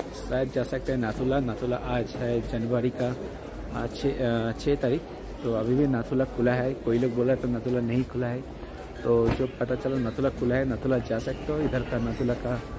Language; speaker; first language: Hindi; non-native, local second language; Bangla